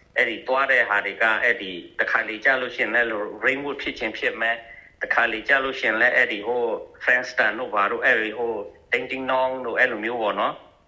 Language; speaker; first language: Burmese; non-native, local second language; Shan